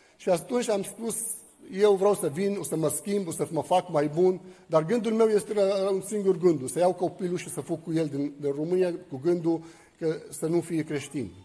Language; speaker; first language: Romanian; non-native, fluent; Arabic